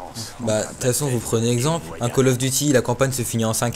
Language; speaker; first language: French; native; French